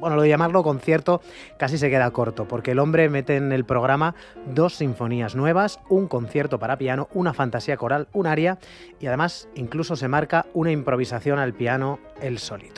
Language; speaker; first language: Spanish; native; Spanish